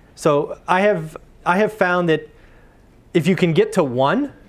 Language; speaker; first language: English; native; English